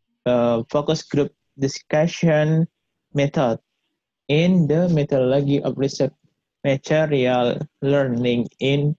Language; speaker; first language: English; non-native, learner; Indonesian